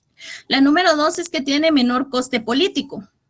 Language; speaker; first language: Spanish; native; Spanish